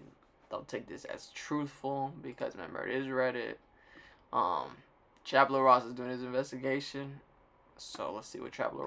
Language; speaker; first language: English; native; English